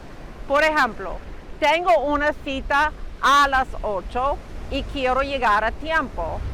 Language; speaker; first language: Spanish; non-native, fluent; English